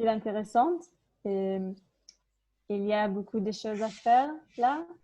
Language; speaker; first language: French; non-native, learner; English